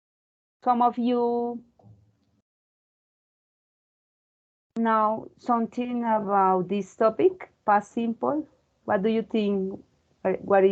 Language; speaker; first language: English; non-native, learner; Spanish